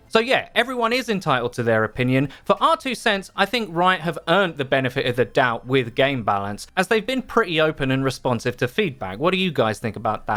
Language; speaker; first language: English; native; English